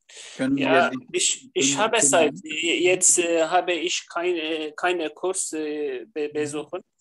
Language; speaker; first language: German; non-native, learner; Turkish